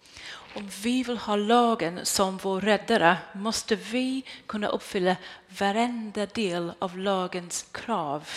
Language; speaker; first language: Swedish; non-native, fluent; English